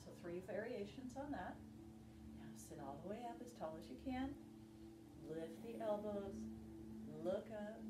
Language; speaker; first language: English; native; English